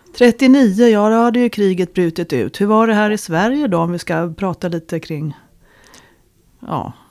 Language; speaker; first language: Swedish; native; Swedish